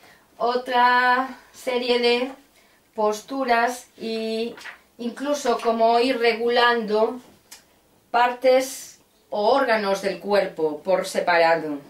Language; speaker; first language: Spanish; native; Spanish